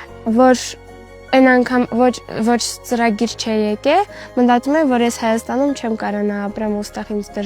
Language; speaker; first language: Armenian; early bilingual, heritage; Armenian